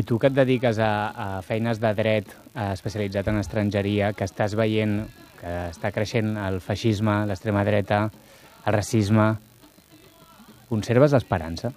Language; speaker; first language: Catalan; native; Catalan